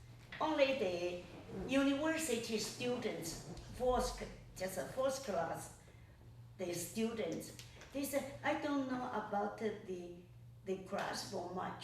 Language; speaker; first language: English; non-native, learner; Chinese